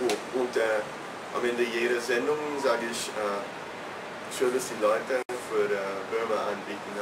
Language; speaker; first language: German; non-native, fluent; English